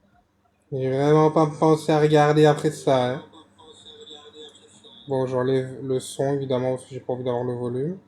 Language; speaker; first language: French; native; French